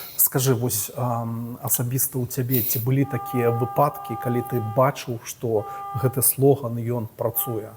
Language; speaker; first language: Belarusian; non-native, local second language; Russian